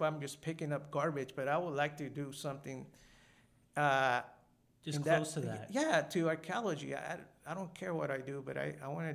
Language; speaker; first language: English; non-native, fluent; Spanish